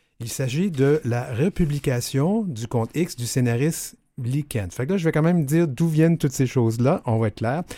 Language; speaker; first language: French; native; French